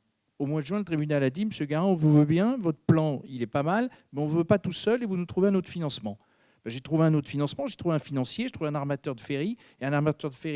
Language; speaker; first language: French; native; French